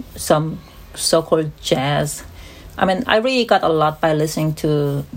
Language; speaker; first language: English; non-native, fluent; Korean